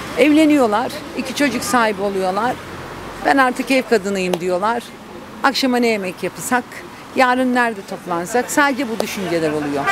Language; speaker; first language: Turkish; native; Turkish